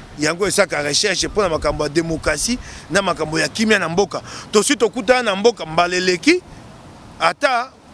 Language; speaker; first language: Lingala; non-native, local second language; Luba-Lulua